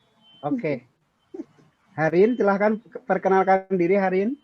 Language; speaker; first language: Indonesian; native; Indonesian